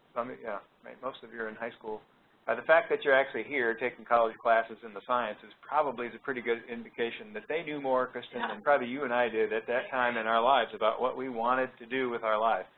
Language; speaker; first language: English; native; English